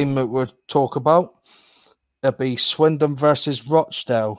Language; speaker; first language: English; native; English